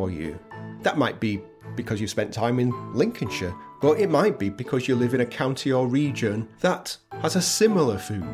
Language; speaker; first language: English; native; English